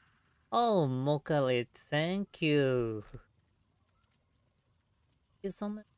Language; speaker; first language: English; non-native, learner; Japanese